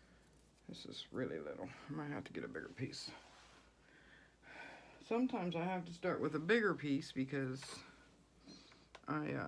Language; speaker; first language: English; native; English